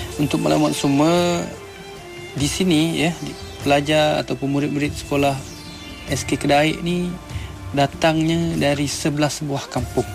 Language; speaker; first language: Malay; non-native, local second language; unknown